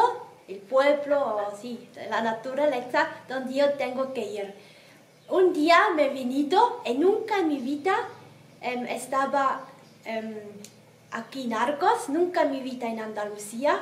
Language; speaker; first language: Spanish; non-native, learner; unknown